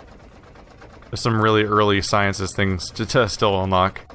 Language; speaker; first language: English; native; English